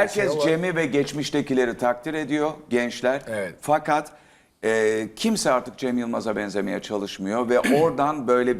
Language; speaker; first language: Turkish; native; Turkish